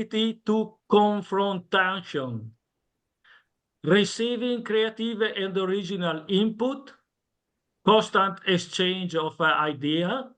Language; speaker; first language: English; non-native, learner; Italian